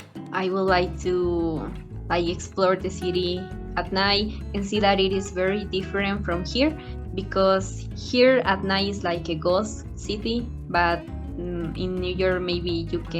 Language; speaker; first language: English; non-native, fluent; Spanish